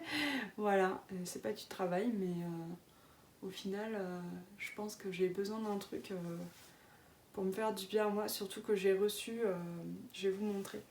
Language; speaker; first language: French; native; French